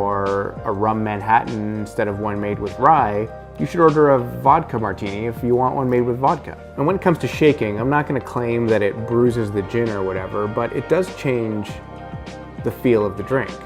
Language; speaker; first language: English; native; English